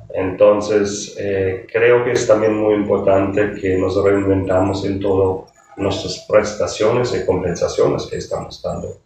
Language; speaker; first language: Spanish; non-native, fluent; German